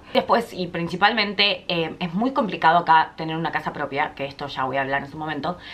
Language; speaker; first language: Spanish; native; Spanish